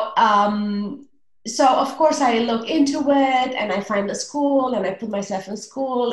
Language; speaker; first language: English; non-native, fluent; Romanian